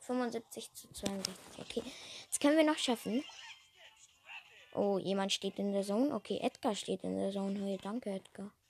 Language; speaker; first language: German; native; German